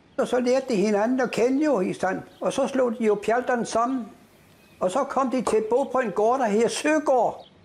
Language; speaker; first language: Danish; early bilingual, other home language; Polish